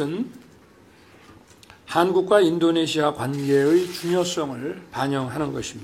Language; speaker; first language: Korean; native; Korean